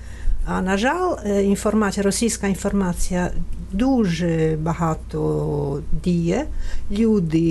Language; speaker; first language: Ukrainian; non-native, fluent; Italian